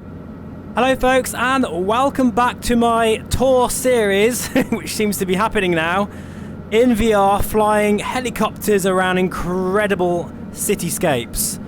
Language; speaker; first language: English; native; English